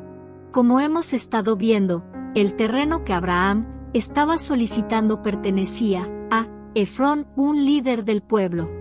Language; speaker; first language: Spanish; native; Spanish